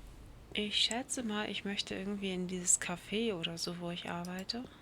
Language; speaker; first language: German; native; German